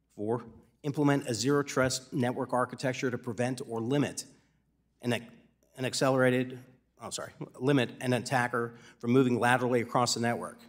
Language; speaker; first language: English; native; English